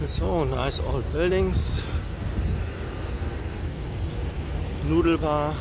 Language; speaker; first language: English; non-native, fluent; German